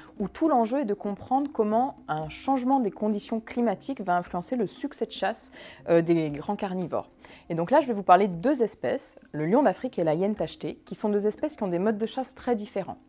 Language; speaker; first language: French; native; French